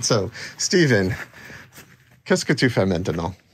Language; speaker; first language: French; non-native, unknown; English